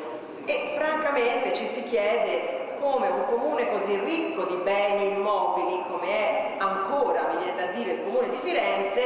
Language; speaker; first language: Italian; native; Italian